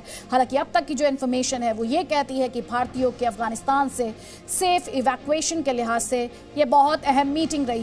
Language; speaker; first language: Hindi; native; Hindi